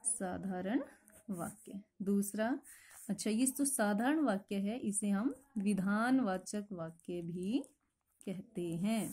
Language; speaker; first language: Hindi; native; Hindi